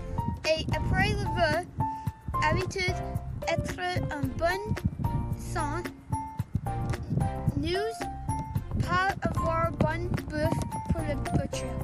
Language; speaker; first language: French; non-native, learner; English